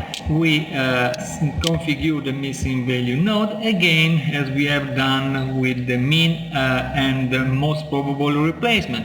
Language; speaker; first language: English; non-native, fluent; Italian